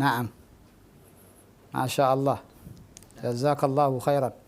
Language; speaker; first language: Arabic; non-native, fluent; Indonesian